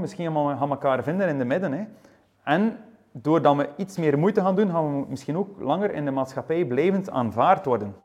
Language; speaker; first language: Dutch; native; Dutch